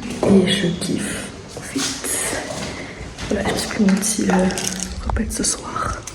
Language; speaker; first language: French; native; French